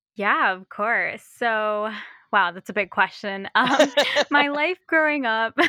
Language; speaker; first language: English; native; English